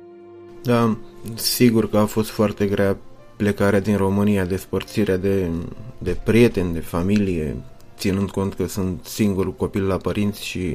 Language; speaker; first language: Romanian; native; Romanian